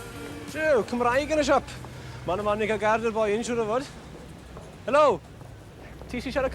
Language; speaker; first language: Welsh; native; Welsh